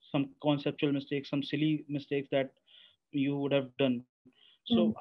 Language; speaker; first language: English; non-native, local second language; Hindi